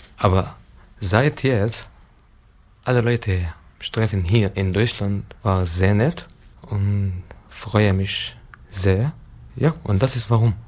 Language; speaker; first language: German; non-native, learner; Arabic